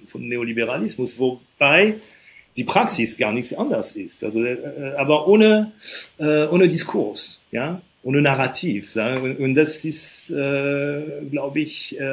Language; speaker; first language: German; non-native, fluent; French